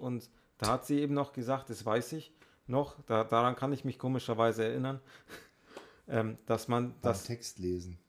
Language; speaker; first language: German; native; German